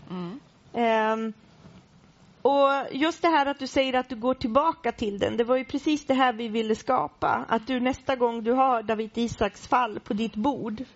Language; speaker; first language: Swedish; native; Swedish